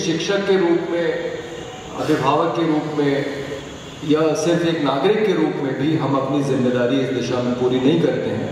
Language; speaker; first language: Hindi; native; Hindi